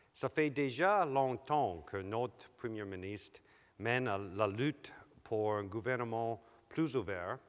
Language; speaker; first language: French; non-native, local second language; English